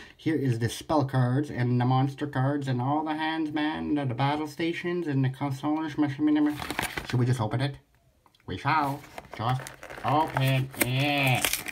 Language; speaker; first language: English; native; English